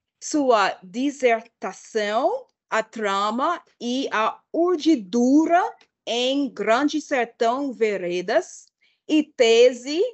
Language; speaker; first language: Portuguese; non-native, fluent; English